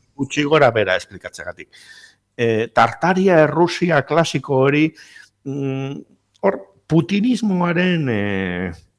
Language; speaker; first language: Basque; native; Basque